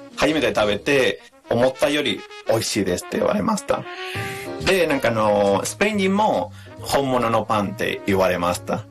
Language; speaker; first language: Japanese; non-native, fluent; Spanish